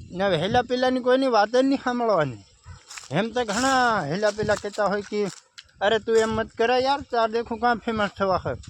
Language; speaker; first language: Gujarati; non-native, local second language; Bhili